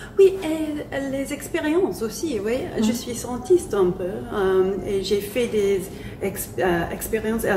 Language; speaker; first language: French; non-native, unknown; English